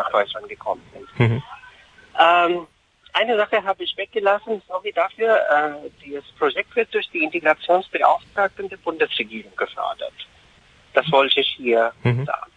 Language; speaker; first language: German; non-native, fluent; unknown